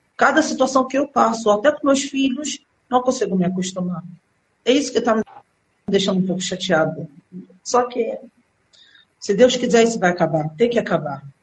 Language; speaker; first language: Portuguese; early bilingual, other home language; Arabic